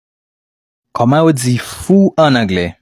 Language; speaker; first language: French; non-native, local second language; Haitian Creole